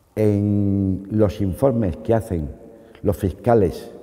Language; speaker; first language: Spanish; native; Spanish